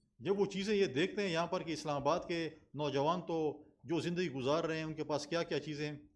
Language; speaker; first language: Urdu; non-native, local second language; Pashto